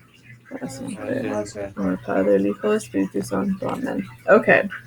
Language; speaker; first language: Spanish; non-native, fluent; English